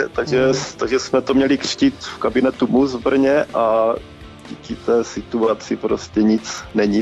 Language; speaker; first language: Czech; native; Czech